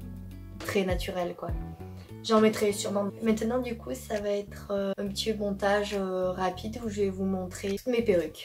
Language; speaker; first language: French; native; French